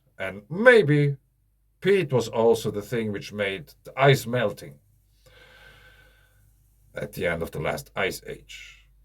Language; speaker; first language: English; non-native, fluent; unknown